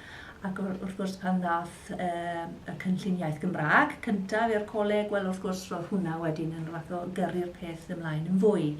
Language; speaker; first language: Welsh; native; Welsh